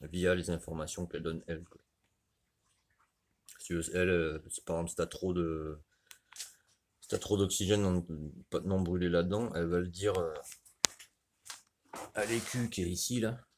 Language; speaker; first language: French; native; French